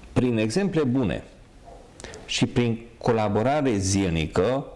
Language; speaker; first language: Romanian; non-native, local second language; Hungarian